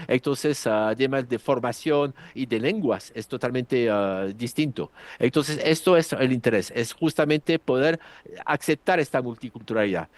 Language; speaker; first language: Spanish; non-native, fluent; French